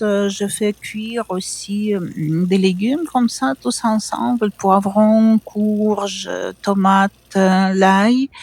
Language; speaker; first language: French; non-native, fluent; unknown